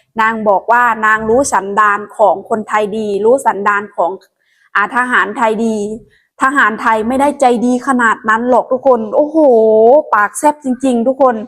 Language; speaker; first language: Thai; non-native, local second language; Northeastern Thai